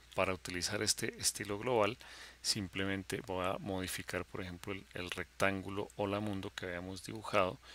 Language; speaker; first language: Spanish; native; Spanish